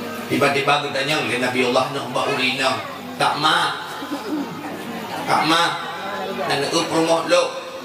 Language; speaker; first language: Indonesian; non-native, local second language; Achinese